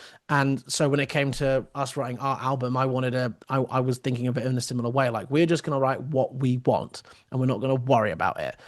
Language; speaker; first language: English; native; English